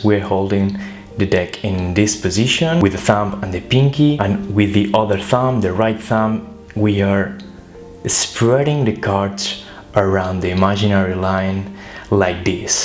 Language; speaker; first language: English; non-native, fluent; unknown